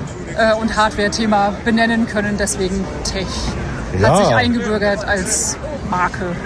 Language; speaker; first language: German; native; German